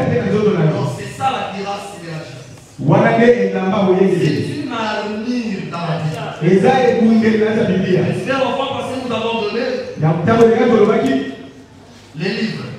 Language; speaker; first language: French; non-native, local second language; Lingala